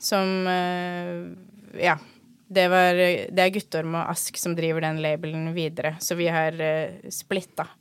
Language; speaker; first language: Norwegian; native; Norwegian